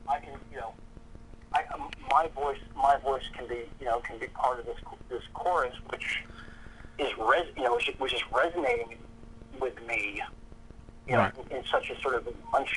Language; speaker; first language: English; native; English